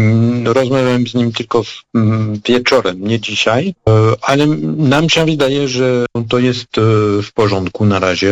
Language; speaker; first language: Polish; non-native, fluent; French